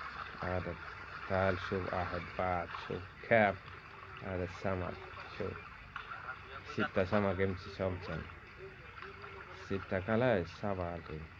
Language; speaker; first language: Arabic; non-native, learner; Bangla